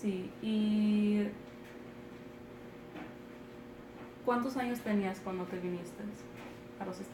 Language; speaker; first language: Spanish; early bilingual, other home language; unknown